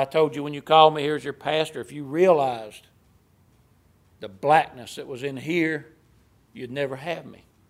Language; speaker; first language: English; native; English